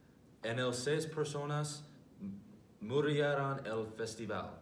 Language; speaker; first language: Spanish; non-native, learner; English